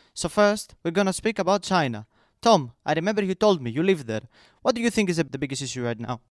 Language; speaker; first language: English; non-native, fluent; Greek